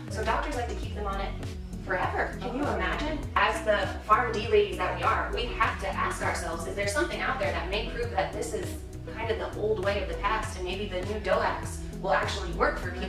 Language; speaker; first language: English; native; English